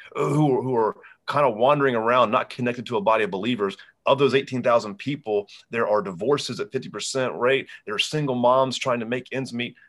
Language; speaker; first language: English; native; English